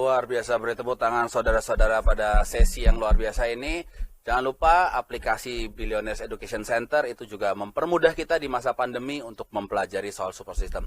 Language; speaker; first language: Indonesian; native; Indonesian